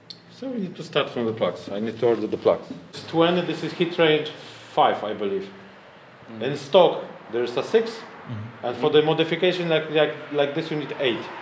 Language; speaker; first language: English; non-native, fluent; Polish